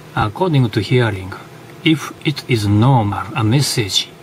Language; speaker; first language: English; non-native, learner; Japanese